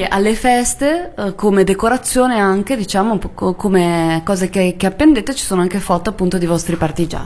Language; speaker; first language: Italian; native; Italian